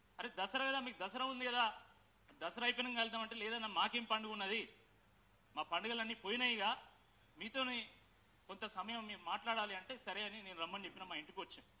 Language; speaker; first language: Telugu; native; Telugu